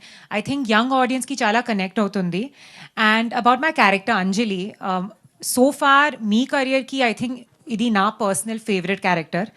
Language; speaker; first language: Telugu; non-native, learner; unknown